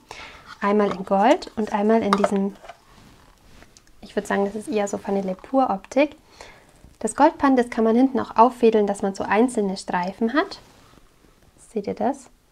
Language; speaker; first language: German; native; German